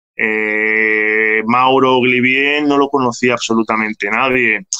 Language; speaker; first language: Spanish; native; Spanish